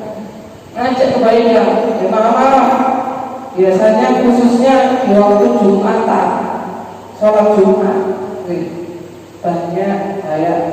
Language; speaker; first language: Indonesian; native; Indonesian